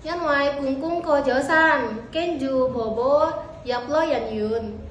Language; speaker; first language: Cantonese; non-native, learner; Indonesian